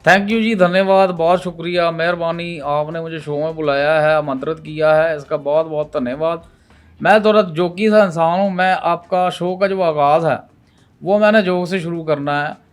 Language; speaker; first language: Urdu; non-native, local second language; Punjabi